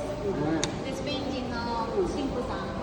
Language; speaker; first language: Japanese; non-native, fluent; Filipino